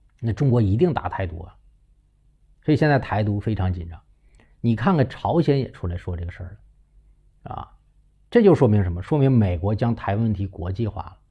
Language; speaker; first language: Chinese; native; Chinese